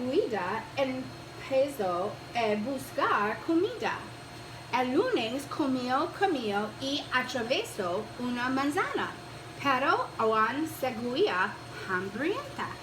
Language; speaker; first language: Spanish; non-native, learner; English